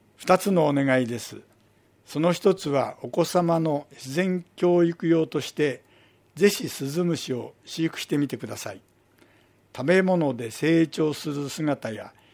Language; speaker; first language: Japanese; native; Japanese